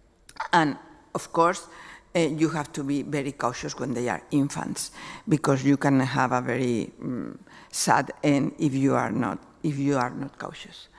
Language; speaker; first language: English; non-native, fluent; Spanish